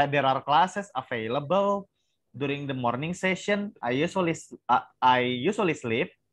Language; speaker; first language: English; non-native, fluent; Indonesian